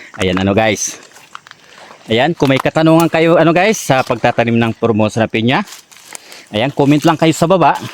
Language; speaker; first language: Filipino; non-native, local second language; Bikol